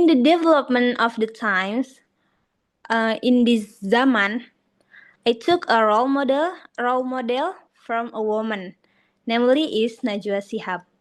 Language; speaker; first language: English; non-native, learner; Indonesian